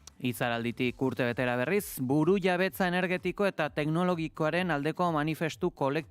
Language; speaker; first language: Basque; native; Basque